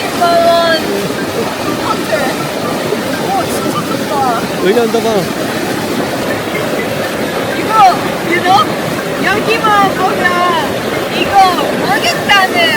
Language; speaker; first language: Korean; non-native, learner; Russian